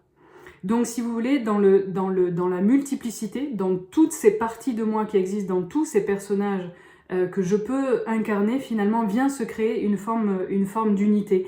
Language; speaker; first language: French; native; French